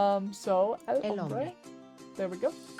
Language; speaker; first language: Spanish; non-native, learner; English